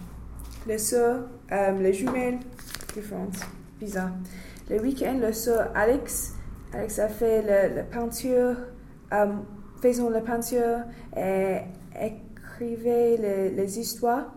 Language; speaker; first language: French; non-native, learner; English